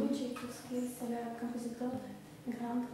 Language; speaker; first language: French; non-native, learner; Russian